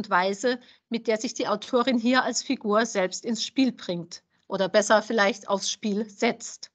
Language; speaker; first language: German; native; German